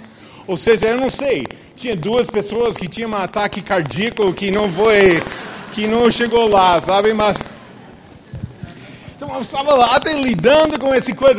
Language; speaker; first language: Portuguese; non-native, fluent; English